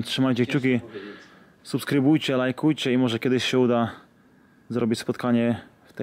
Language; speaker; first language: Polish; native; Polish